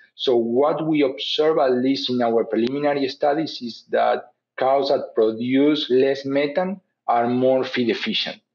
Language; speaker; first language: English; non-native, fluent; Spanish